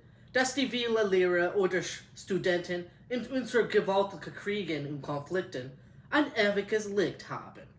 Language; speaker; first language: German; non-native, learner; English